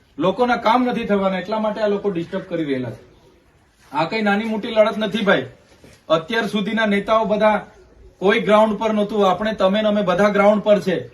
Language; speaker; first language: Gujarati; non-native, local second language; Vasavi